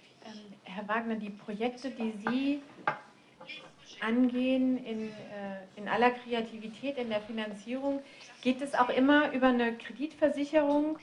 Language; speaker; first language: German; native; German